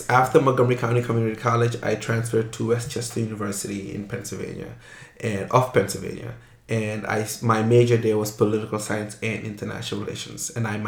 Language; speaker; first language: English; non-native, local second language; Wolof